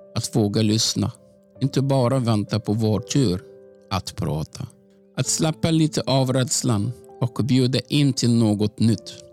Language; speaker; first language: Swedish; non-native, fluent; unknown